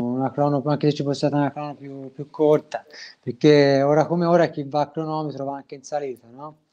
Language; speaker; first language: Italian; native; Italian